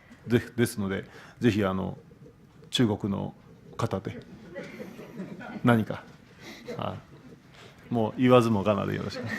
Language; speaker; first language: Japanese; native; Japanese